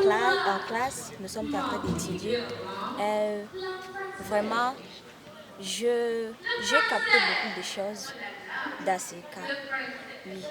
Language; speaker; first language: French; non-native, learner; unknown